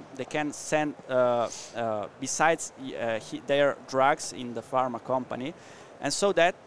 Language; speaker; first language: English; non-native, learner; Italian